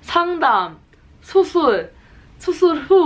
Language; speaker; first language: Korean; early bilingual, heritage; Korean